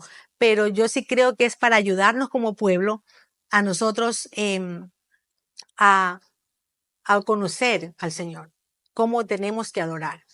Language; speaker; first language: Spanish; native; Spanish